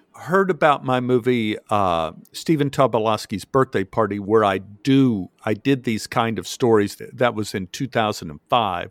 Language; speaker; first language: English; native; English